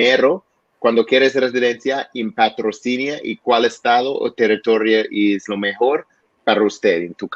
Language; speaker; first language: Spanish; non-native, learner; English